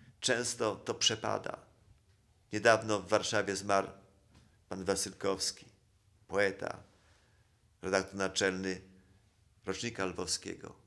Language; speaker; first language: Polish; native; Polish